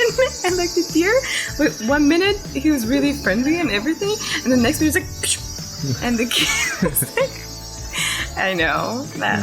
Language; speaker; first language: English; non-native, fluent; Persian